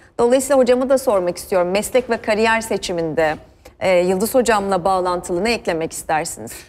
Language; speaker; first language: Turkish; native; Turkish